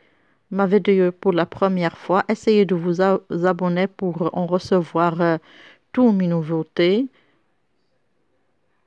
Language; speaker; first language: French; non-native, local second language; Arabic